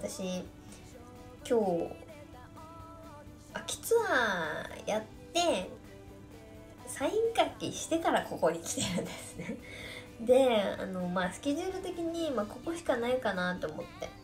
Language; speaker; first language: Japanese; native; Japanese